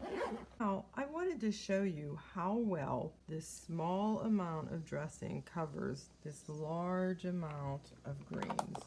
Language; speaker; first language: English; native; English